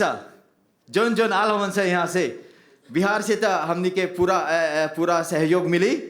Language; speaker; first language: Bhojpuri; early bilingual, heritage; Bhojpuri